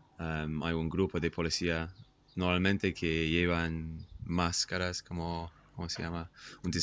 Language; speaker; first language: Spanish; non-native, fluent; English